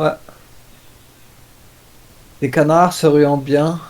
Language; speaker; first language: French; non-native, learner; German